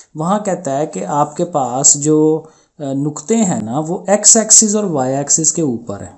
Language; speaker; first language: Urdu; non-native, local second language; Punjabi